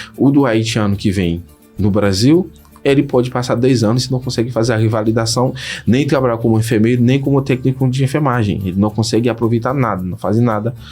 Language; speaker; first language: Portuguese; non-native, fluent; Haitian Creole